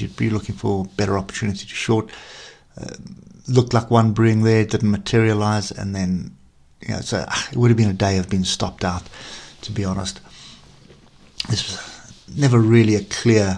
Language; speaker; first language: English; native; English